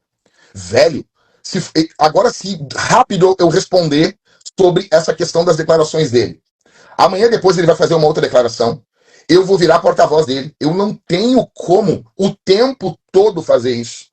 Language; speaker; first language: Portuguese; native; Portuguese